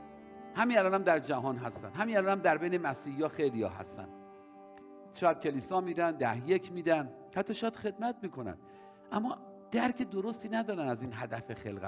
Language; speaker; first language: Persian; native; Persian